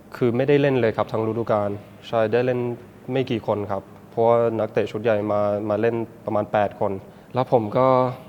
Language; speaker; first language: Thai; early bilingual, heritage; Thai